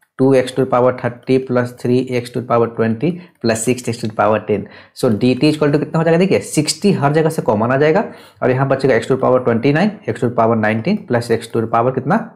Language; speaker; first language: Hindi; native; Hindi